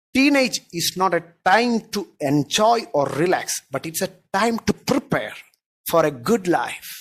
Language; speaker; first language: English; non-native, local second language; Malayalam